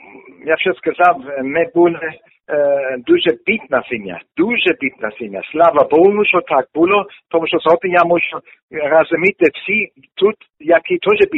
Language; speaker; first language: Ukrainian; non-native, learner; German